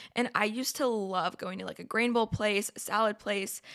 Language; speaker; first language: English; native; English